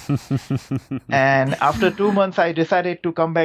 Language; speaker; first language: English; non-native, local second language; Gujarati